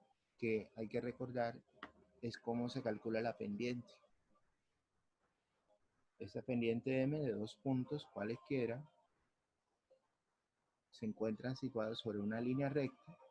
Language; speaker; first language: Spanish; native; Spanish